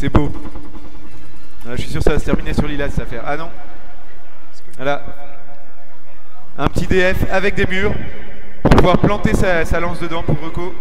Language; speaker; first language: French; native; French